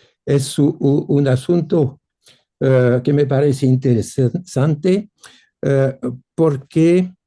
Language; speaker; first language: Spanish; non-native, fluent; French